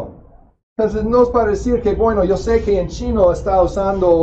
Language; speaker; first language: Spanish; non-native, fluent; English